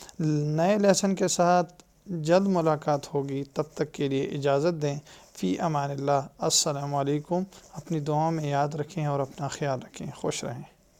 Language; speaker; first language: Urdu; non-native, local second language; Pashto